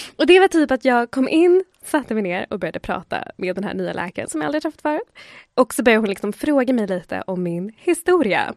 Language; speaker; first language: Swedish; native; Swedish